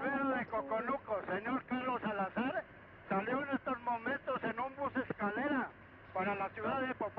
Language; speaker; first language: Spanish; native; Spanish